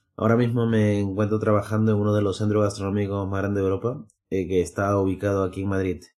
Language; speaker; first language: Spanish; native; Spanish